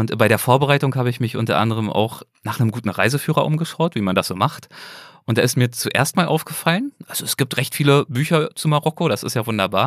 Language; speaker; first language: German; native; German